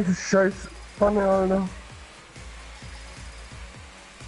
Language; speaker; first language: German; native; German